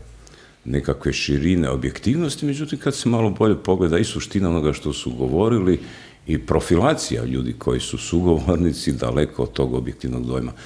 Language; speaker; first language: Croatian; native; Croatian